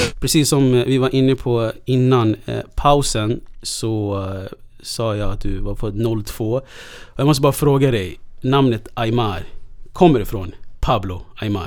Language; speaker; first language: Swedish; native; Swedish